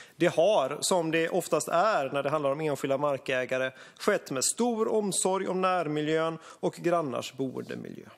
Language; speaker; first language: Swedish; native; Swedish